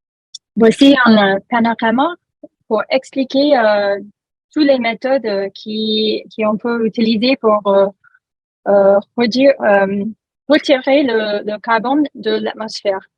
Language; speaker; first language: French; non-native, learner; English